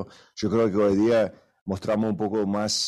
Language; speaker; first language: Spanish; early bilingual, heritage; Spanish